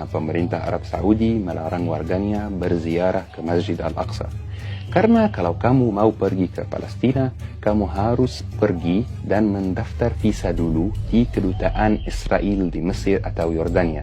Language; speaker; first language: Indonesian; non-native, fluent; Arabic